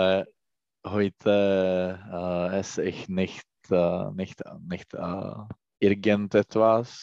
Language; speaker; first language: German; non-native, learner; Czech